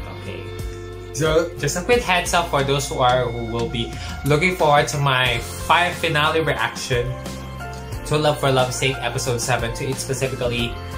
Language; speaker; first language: English; non-native, local second language; Filipino